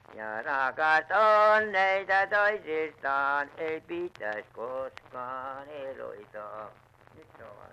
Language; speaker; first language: Finnish; native; Finnish